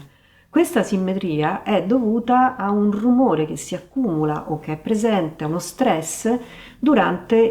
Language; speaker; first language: Italian; native; Italian